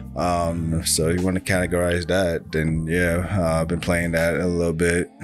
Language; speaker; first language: English; native; English